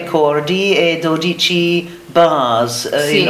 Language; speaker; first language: Italian; non-native, learner; English